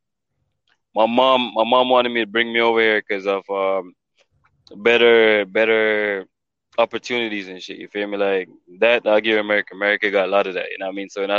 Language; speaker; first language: English; non-native, local second language; Jamaican Creole English